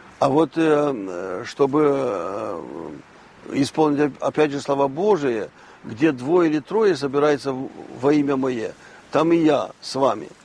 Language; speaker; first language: Russian; non-native, local second language; Romanian